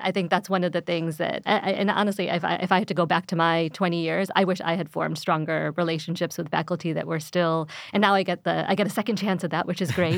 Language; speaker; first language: English; early bilingual, other home language; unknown